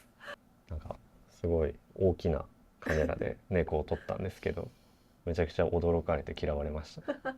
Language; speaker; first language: Japanese; native; Japanese